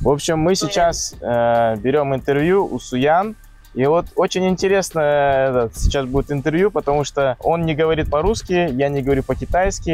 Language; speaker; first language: Russian; native; Russian